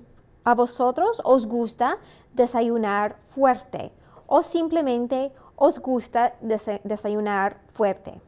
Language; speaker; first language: Spanish; non-native, fluent; English